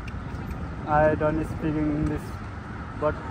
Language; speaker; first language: English; non-native, learner; Nepali